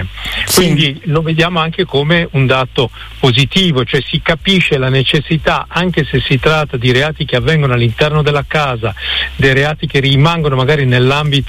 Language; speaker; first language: Italian; native; Italian